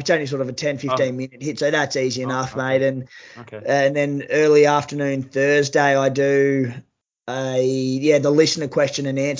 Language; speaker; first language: English; native; English